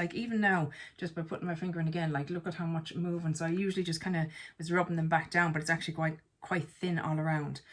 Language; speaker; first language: English; native; English